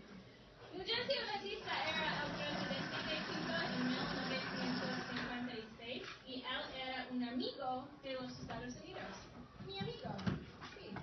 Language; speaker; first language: Spanish; non-native, fluent; English